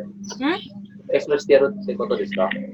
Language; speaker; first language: Japanese; non-native, learner; Indonesian